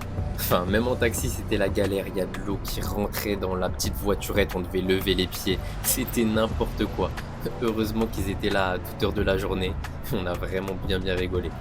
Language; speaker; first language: French; native; French